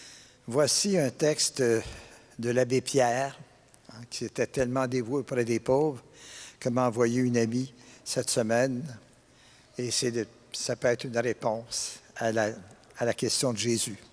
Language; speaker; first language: French; native; French